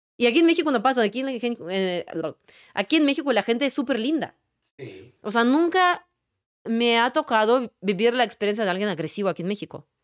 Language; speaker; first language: Spanish; non-native, fluent; Russian